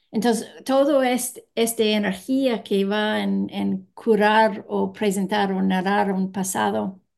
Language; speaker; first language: Spanish; non-native, fluent; English